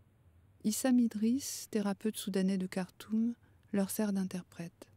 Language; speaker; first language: French; native; French